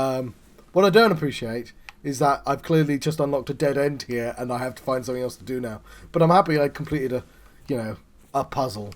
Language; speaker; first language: English; native; English